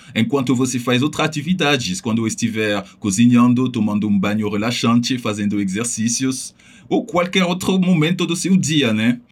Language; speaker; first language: Portuguese; non-native, fluent; French